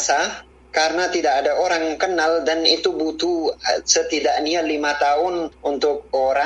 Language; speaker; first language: Indonesian; non-native, fluent; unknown